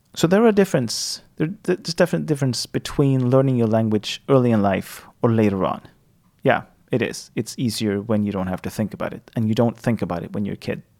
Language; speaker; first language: English; non-native, fluent; Swedish